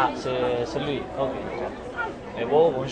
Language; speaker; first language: French; non-native, learner; Italian